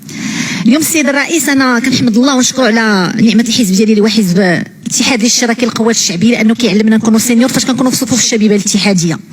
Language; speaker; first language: Arabic; native; Arabic